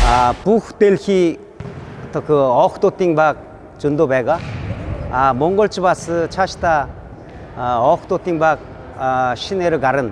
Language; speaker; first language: Mongolian; non-native, learner; Korean